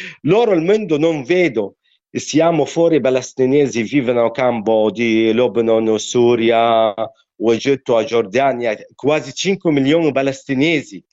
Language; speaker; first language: Italian; non-native, learner; Arabic